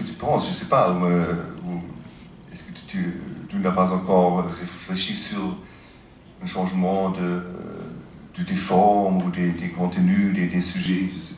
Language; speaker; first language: French; non-native, fluent; German